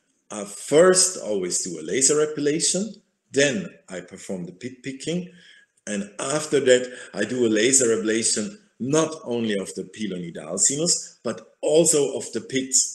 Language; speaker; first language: English; non-native, fluent; German